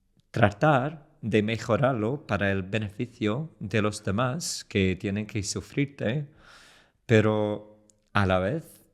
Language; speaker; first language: Spanish; non-native, fluent; English